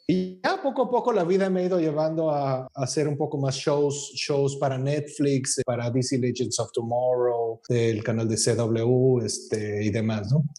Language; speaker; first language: Spanish; native; Spanish